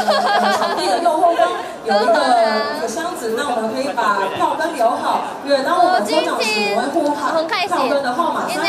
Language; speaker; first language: Chinese; native; Chinese